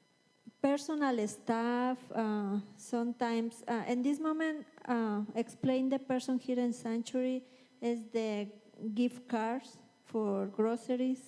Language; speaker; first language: English; non-native, learner; Spanish